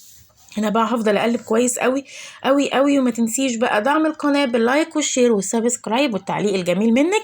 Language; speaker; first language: Arabic; native; Arabic